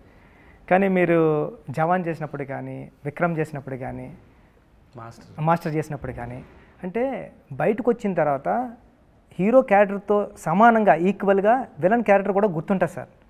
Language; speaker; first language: Telugu; native; Telugu